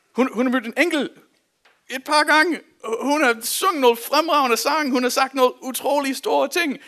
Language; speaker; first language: Danish; non-native, fluent; English